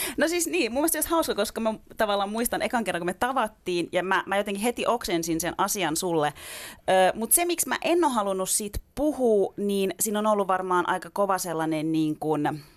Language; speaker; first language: Finnish; early bilingual, other home language; Turkish